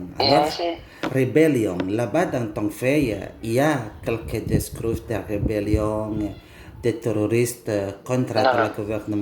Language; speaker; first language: French; non-native, learner; Indonesian